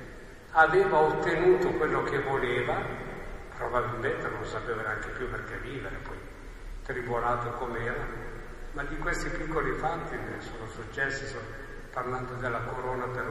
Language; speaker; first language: Italian; native; Italian